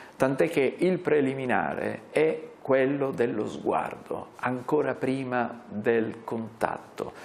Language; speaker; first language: Italian; non-native, local second language; Sicilian